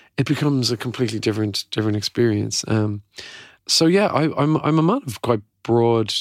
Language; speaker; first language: English; native; English